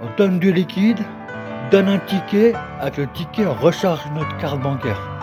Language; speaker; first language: French; native; French